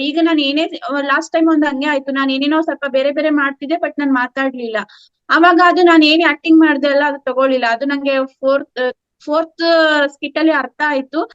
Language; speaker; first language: Kannada; native; Kannada